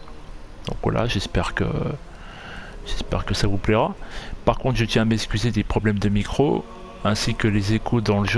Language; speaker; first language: French; native; French